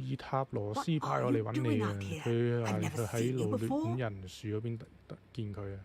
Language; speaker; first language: Chinese; native; Chinese